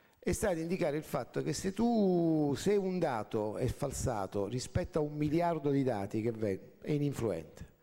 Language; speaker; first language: Italian; native; Italian